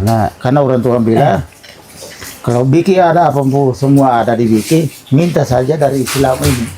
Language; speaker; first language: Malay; non-native, local second language; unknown